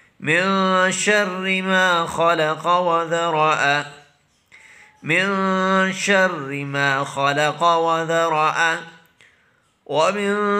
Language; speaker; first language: Urdu; native; Urdu